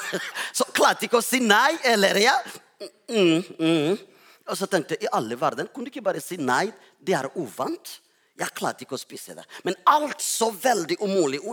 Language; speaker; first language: Swedish; non-native, learner; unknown